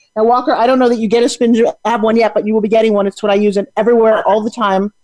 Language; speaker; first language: English; native; English